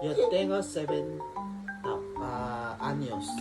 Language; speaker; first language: Spanish; non-native, learner; Filipino